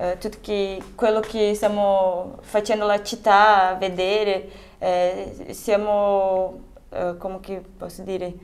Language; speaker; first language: Italian; non-native, fluent; Portuguese